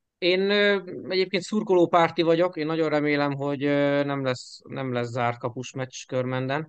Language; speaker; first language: Hungarian; native; Hungarian